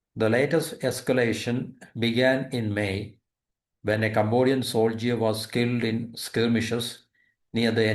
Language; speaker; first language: English; non-native, local second language; Malayalam